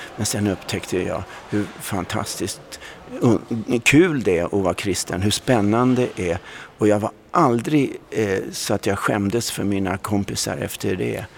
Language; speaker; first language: Swedish; native; Swedish